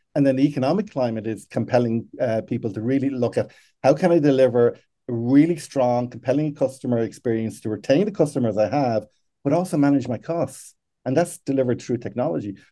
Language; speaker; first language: English; native; English